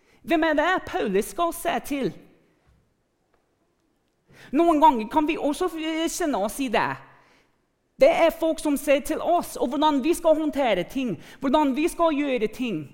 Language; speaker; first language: Norwegian; non-native, fluent; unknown